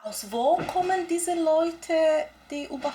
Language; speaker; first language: German; non-native, fluent; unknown